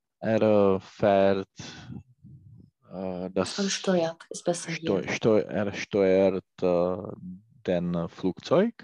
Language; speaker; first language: German; non-native, learner; Czech